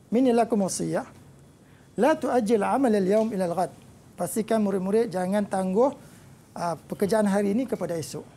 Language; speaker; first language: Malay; native; Malay